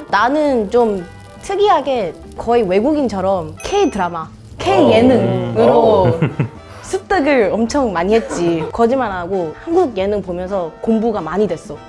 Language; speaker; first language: Korean; early bilingual, heritage; Korean